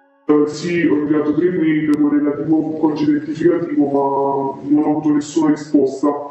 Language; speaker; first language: Italian; native; Italian